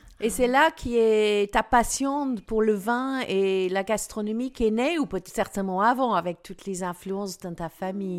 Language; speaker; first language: French; non-native, fluent; English